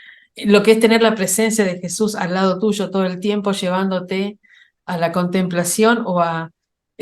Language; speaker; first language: Spanish; native; Spanish